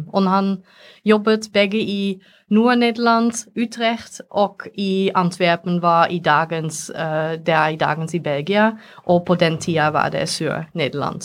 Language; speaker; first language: Norwegian; non-native, fluent; Dutch